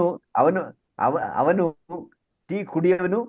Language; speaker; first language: Kannada; non-native, learner; Hindi